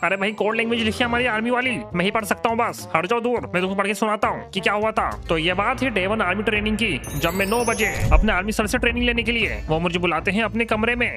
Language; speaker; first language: Hindi; native; Hindi